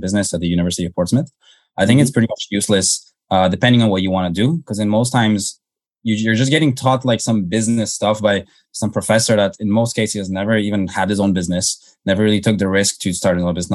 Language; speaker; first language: English; native; English